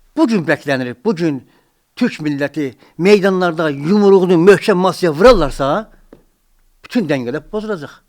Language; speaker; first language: Azerbaijani; native; Azerbaijani